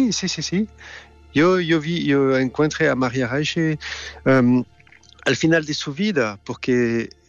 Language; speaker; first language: Spanish; non-native, fluent; French